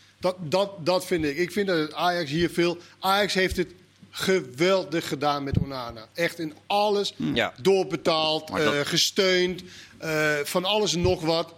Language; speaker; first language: Dutch; non-native, fluent; Danish